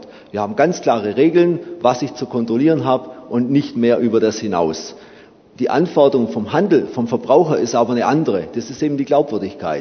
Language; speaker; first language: German; native; German